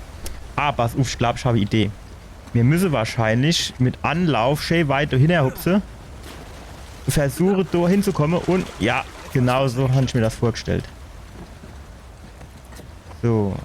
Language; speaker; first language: German; native; German